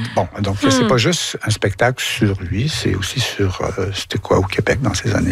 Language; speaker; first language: French; native; French